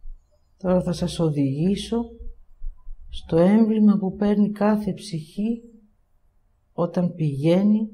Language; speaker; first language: Greek; native; Greek